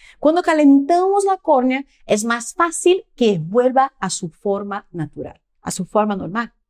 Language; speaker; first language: Spanish; non-native, fluent; Portuguese